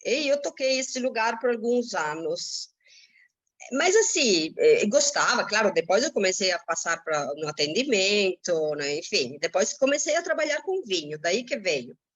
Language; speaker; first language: Portuguese; non-native, fluent; Italian